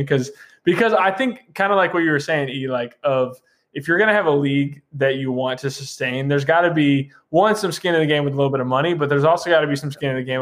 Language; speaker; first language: English; native; English